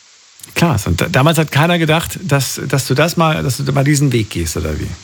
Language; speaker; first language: German; native; German